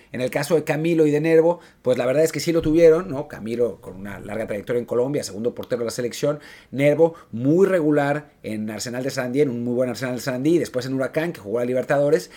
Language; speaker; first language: Spanish; native; Spanish